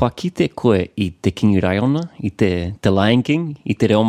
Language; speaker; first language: Māori; non-native, local second language; English